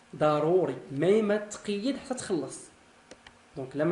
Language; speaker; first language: Arabic; native; Arabic